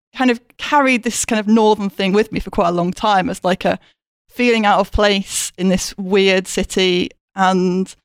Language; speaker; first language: English; native; English